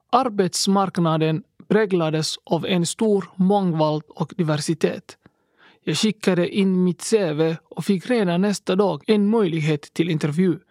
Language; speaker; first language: Swedish; early bilingual, other home language; Somali